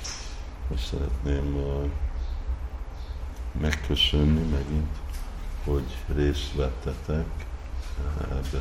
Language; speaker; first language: Hungarian; non-native, fluent; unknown